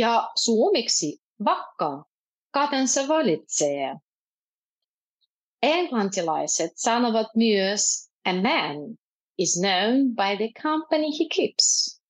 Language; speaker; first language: Finnish; non-native, fluent; Russian